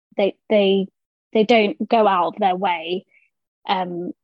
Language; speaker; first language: English; native; English